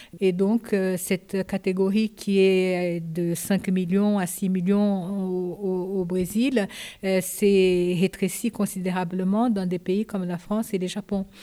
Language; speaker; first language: French; non-native, fluent; Japanese